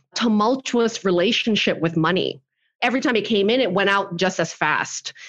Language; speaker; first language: English; early bilingual, other home language; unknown